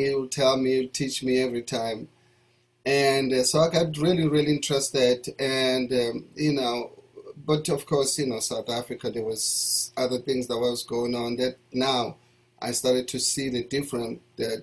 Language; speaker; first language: English; non-native, local second language; Zulu